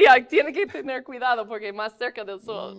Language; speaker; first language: Spanish; non-native, fluent; English